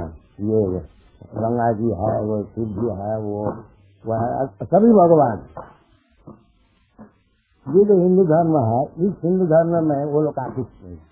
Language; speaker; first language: Hindi; non-native, local second language; Bangla